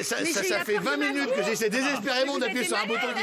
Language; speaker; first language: French; native; French